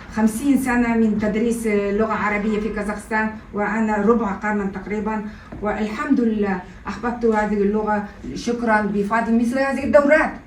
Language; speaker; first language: Arabic; non-native, fluent; Kazakh